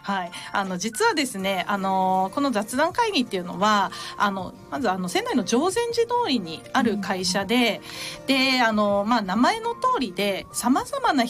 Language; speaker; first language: Japanese; native; Japanese